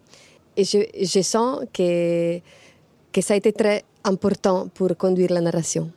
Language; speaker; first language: French; non-native, fluent; Italian